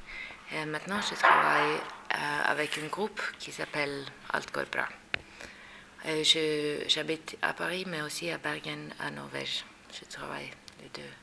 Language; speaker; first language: French; non-native, learner; Norwegian